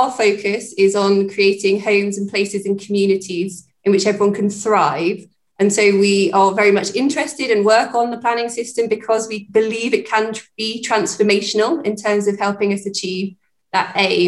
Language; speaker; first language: English; native; English